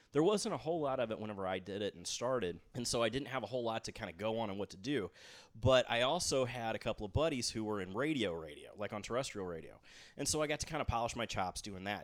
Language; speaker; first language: English; native; English